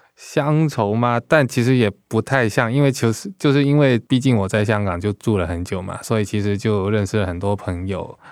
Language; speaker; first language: Chinese; non-native, local second language; Cantonese